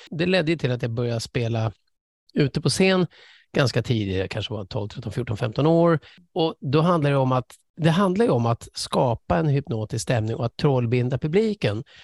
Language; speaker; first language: Swedish; early bilingual, other home language; English